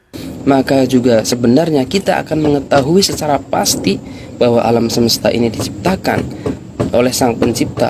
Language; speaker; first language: Indonesian; native; Indonesian